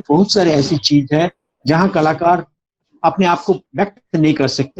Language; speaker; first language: Hindi; native; Hindi